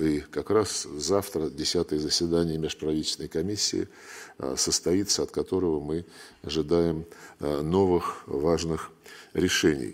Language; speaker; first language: Russian; native; Russian